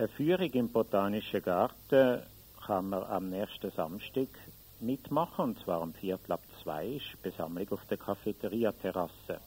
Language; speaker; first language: German; native; German